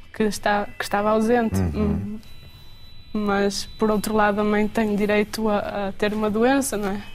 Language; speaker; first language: Portuguese; native; Portuguese